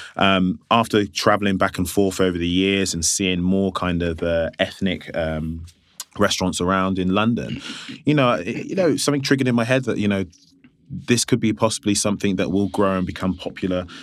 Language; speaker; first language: English; native; English